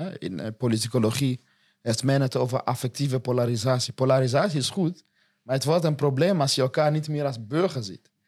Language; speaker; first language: Dutch; non-native, fluent; Swahili